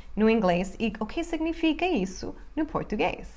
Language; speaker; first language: Portuguese; non-native, fluent; English